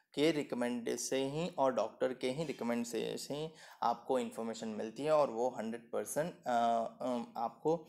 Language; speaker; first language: Hindi; non-native, local second language; Gujarati